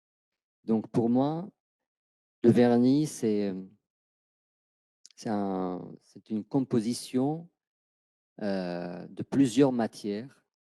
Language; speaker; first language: French; non-native, fluent; Arabic